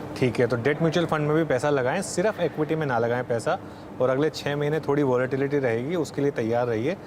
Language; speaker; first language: Hindi; native; Hindi